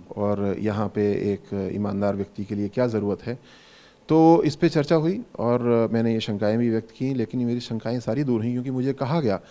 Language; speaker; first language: Hindi; native; Hindi